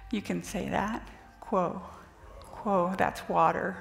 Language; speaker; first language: English; native; English